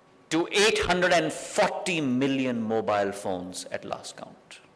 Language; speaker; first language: English; non-native, local second language; Hindi